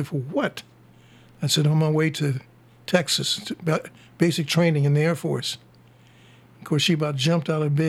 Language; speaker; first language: English; native; English